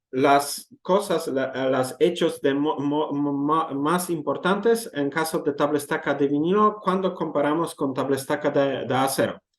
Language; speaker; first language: Spanish; non-native, learner; Polish